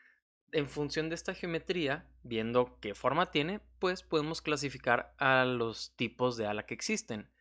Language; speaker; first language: Spanish; native; Spanish